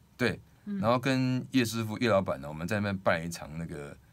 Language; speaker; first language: Chinese; native; Chinese